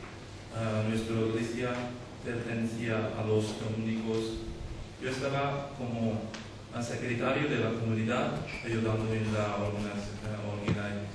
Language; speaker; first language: Spanish; non-native, learner; Urdu